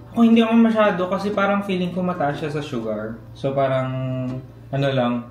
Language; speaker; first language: Filipino; native; Filipino